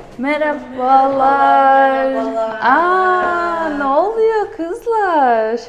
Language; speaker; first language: Turkish; non-native, fluent; Russian